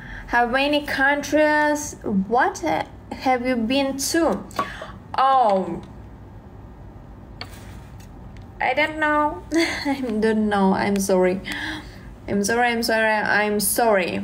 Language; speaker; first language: English; non-native, learner; Russian